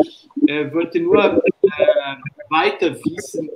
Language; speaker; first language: German; non-native, fluent; Portuguese